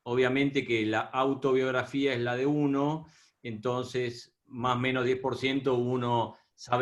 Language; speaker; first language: Spanish; native; Spanish